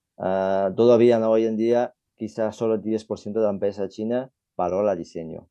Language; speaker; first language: Spanish; non-native, fluent; Chinese